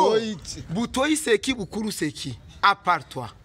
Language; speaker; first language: French; non-native, local second language; Rundi